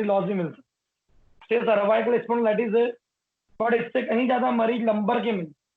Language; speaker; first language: Hindi; native; Hindi